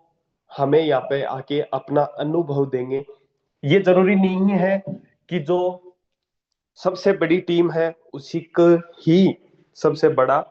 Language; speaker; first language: Hindi; native; Hindi